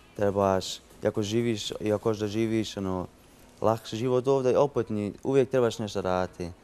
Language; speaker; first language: Croatian; early bilingual, heritage; Bosnian